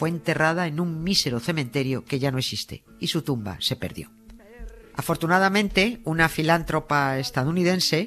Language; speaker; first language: Spanish; native; Spanish